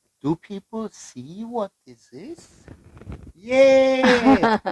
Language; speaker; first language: English; non-native, fluent; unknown